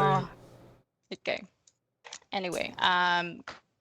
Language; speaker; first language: English; non-native, fluent; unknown